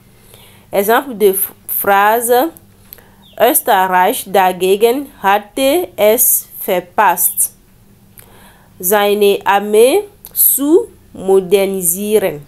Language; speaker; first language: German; non-native, learner; French